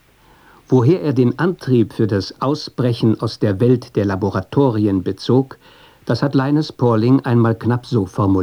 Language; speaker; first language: German; native; German